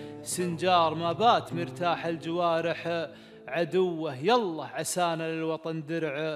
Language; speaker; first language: Arabic; native; Arabic